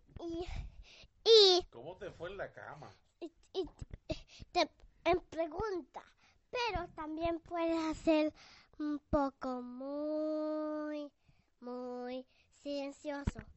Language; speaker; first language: Spanish; early bilingual, heritage; Spanish